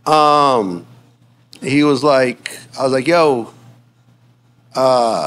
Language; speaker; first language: English; native; English